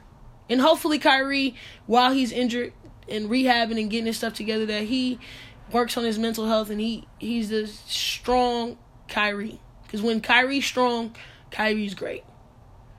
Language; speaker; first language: English; native; English